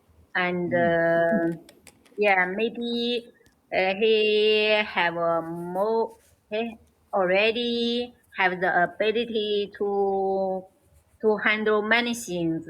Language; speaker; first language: English; non-native, learner; Chinese